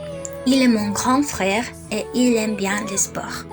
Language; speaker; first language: French; non-native, learner; Spanish